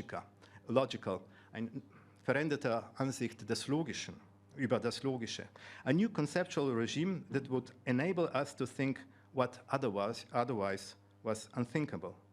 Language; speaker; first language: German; non-native, fluent; Slovenian